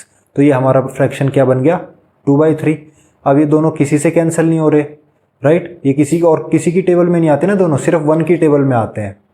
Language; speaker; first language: Hindi; native; Hindi